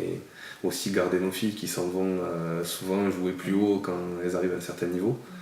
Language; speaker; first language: French; native; French